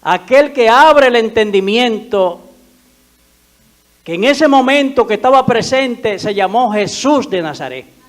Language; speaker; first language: Spanish; native; Spanish